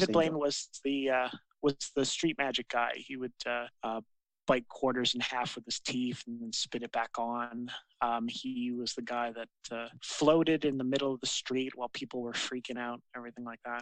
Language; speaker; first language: English; native; English